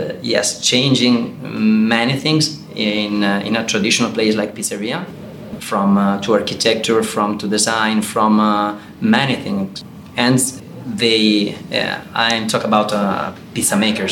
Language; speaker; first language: English; non-native, learner; Italian